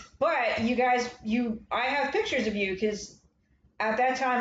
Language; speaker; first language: English; native; English